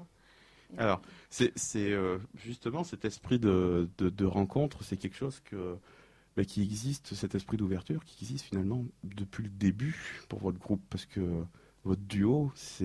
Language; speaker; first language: French; native; French